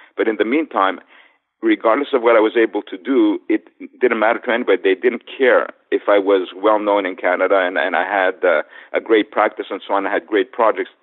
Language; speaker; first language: English; native; English